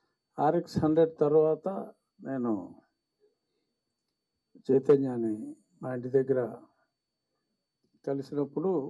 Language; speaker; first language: Telugu; native; Telugu